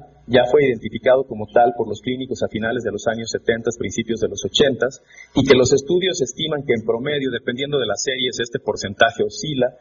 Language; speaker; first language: Spanish; native; Spanish